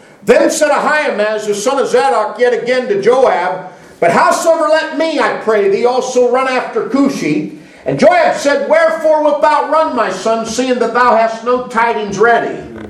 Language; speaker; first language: English; native; English